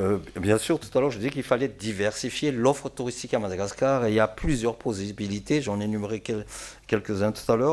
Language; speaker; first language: French; non-native, local second language; Malagasy